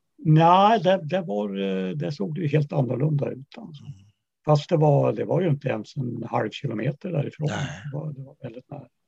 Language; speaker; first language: Swedish; early bilingual, other home language; Yiddish